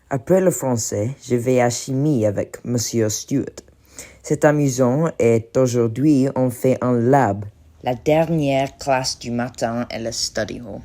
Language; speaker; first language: French; non-native, learner; English